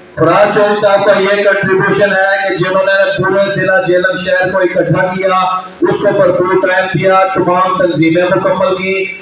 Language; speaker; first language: Urdu; non-native, local second language; Punjabi